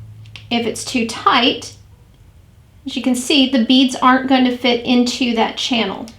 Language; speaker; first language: English; native; English